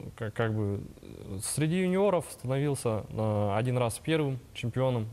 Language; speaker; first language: Russian; native; Russian